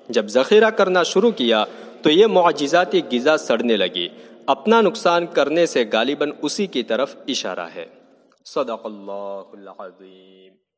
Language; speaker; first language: Urdu; native; Urdu